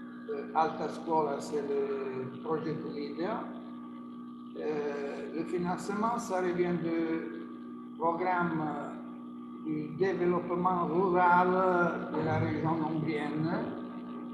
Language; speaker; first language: French; non-native, learner; Italian